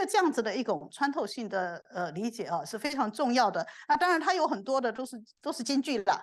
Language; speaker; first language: Chinese; native; Chinese